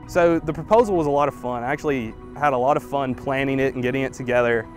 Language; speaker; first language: English; native; English